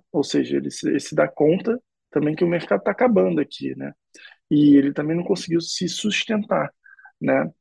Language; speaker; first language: Portuguese; native; Portuguese